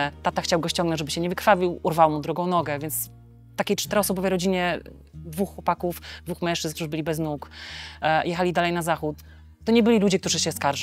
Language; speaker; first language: Polish; native; Polish